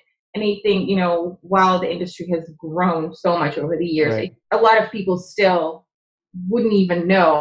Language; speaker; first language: English; non-native, fluent; Czech